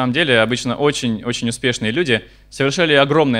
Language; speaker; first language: Russian; native; Russian